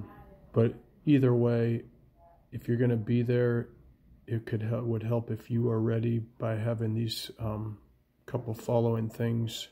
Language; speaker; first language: English; native; English